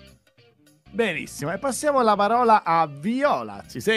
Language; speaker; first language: Italian; native; Italian